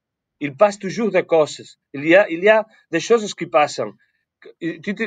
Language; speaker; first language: French; non-native, fluent; Spanish